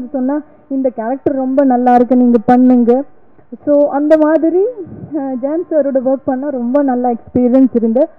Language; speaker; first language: Tamil; non-native, learner; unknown